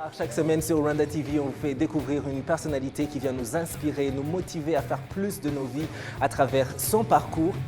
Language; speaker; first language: French; non-native, local second language; Kinyarwanda